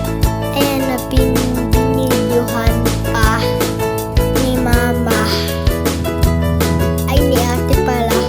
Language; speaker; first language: Filipino; native; Filipino